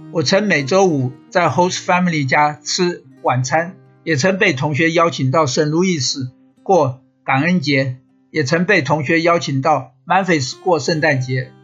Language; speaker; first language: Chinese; native; Chinese